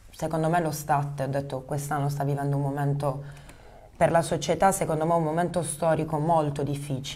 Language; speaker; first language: Italian; native; Italian